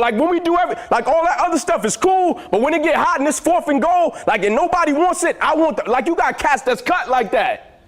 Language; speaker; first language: English; native; English